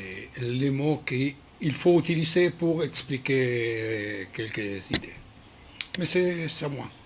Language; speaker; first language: French; non-native, learner; Hebrew